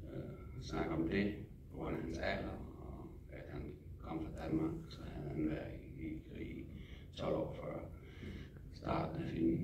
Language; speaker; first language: Danish; non-native, fluent; English